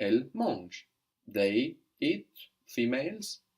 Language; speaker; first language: French; non-native, fluent; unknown